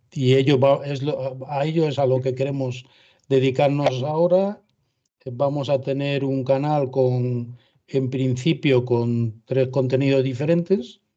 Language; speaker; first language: Spanish; native; Spanish